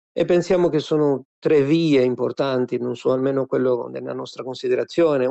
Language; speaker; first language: Italian; non-native, fluent; Spanish